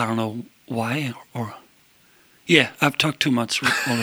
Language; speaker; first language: English; non-native, fluent; Icelandic